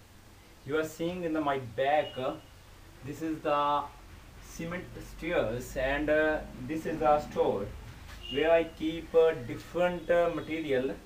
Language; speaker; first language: English; non-native, local second language; Hindi